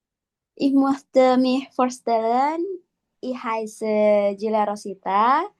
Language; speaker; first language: German; non-native, learner; Indonesian